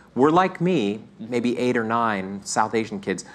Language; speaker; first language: English; native; English